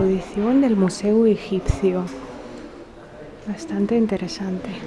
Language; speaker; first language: Spanish; non-native, fluent; Russian